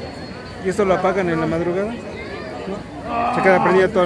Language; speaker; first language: Spanish; native; Spanish